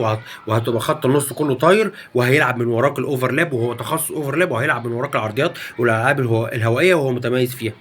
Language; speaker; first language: Arabic; native; Arabic